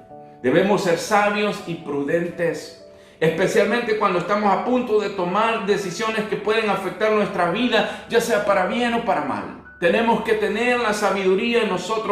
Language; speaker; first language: Spanish; native; Spanish